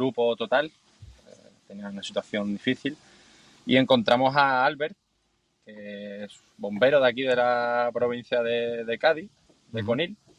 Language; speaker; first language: Spanish; native; Spanish